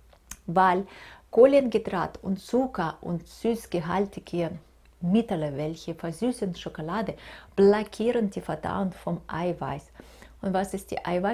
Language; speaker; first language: German; non-native, fluent; Russian